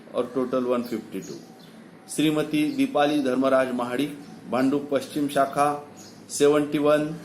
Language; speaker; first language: Hindi; non-native, local second language; Marathi